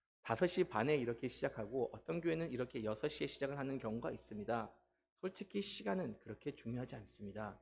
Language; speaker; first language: Korean; native; Korean